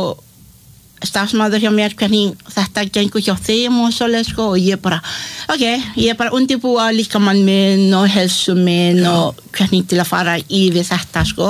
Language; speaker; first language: Icelandic; non-native, learner; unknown